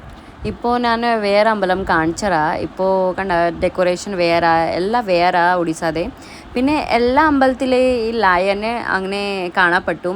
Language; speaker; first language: Malayalam; non-native, learner; Hindi